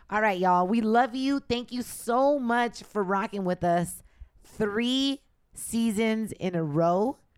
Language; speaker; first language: English; early bilingual, other home language; Spanish